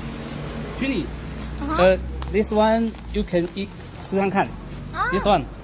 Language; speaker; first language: English; non-native, learner; Chinese